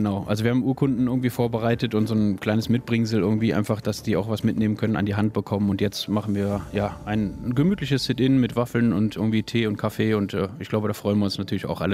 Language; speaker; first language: German; native; German